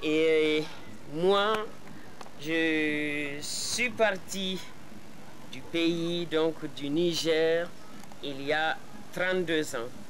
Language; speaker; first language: French; non-native, local second language; Hausa